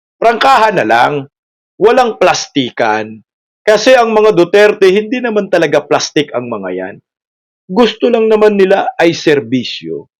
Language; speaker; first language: Filipino; non-native, local second language; Cebuano